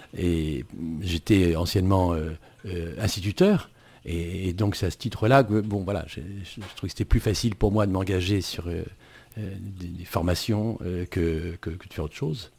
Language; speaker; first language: French; native; French